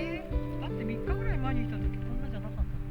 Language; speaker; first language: Japanese; native; Japanese